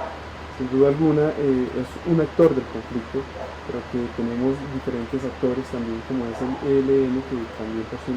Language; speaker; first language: Spanish; native; Spanish